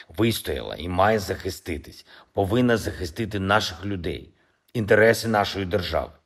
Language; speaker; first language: Ukrainian; non-native, local second language; Russian